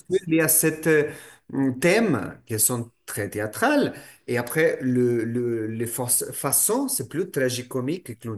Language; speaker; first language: French; non-native, fluent; Russian